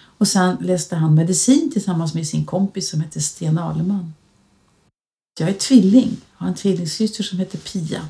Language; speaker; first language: Swedish; native; Swedish